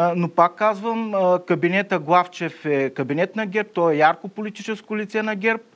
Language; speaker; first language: Bulgarian; native; Bulgarian